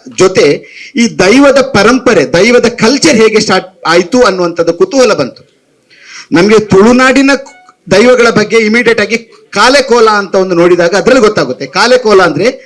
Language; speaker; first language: Kannada; non-native, local second language; Tulu